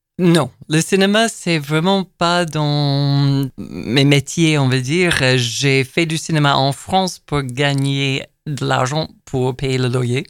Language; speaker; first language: French; non-native, fluent; English